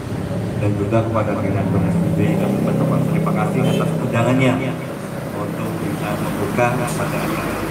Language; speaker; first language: Indonesian; native; Indonesian